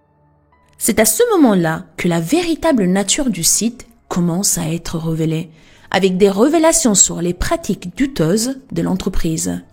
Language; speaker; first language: French; native; French